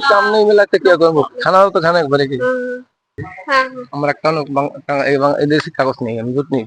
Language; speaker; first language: Hindi; non-native, learner; Bangla